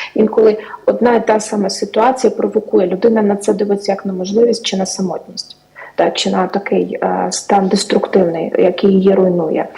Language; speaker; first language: Ukrainian; native; Ukrainian